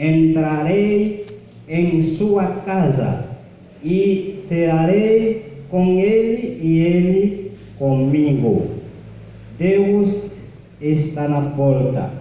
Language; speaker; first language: Portuguese; non-native, learner; Haitian Creole